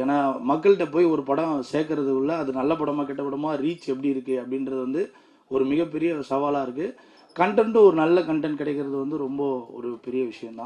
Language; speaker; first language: Tamil; native; Tamil